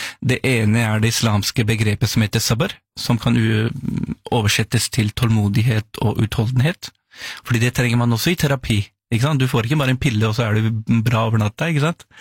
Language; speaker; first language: Norwegian; early bilingual, other home language; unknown